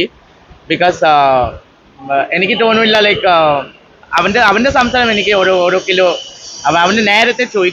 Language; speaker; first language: Malayalam; non-native, local second language; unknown